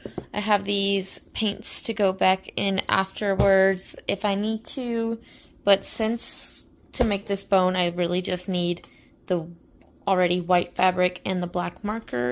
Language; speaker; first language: English; native; English